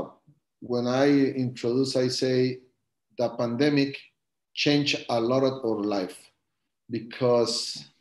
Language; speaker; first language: English; non-native, learner; Spanish